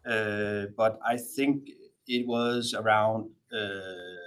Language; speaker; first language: English; non-native, fluent; Danish